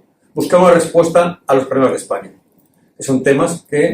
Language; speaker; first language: Spanish; native; Spanish